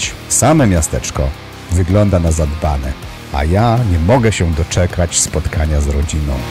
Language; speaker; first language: Polish; native; Polish